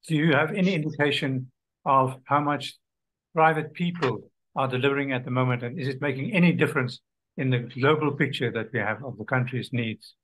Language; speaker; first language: English; non-native, local second language; Afrikaans